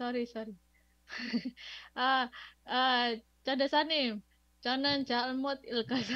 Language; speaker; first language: Korean; non-native, learner; Indonesian